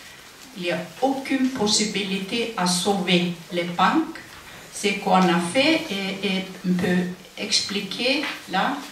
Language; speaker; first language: French; non-native, fluent; Icelandic